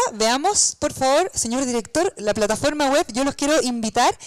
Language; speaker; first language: Spanish; native; Spanish